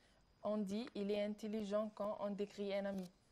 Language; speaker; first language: French; non-native, learner; Arabic